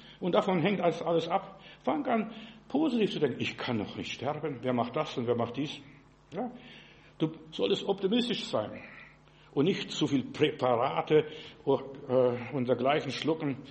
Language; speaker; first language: German; non-native, fluent; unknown